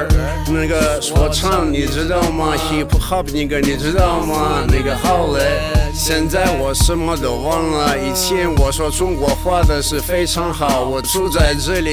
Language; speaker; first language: Chinese; non-native, learner; Russian